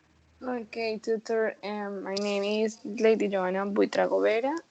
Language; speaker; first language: English; non-native, learner; Spanish